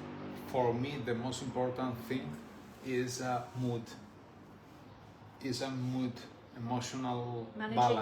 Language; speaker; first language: English; non-native, learner; Spanish